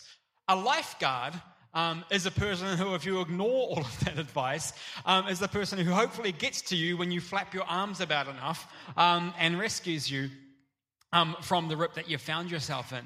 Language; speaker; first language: English; native; English